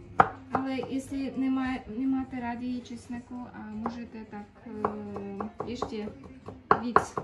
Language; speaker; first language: Czech; non-native, learner; Kara-Kalpak